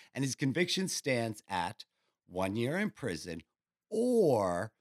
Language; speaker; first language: English; native; English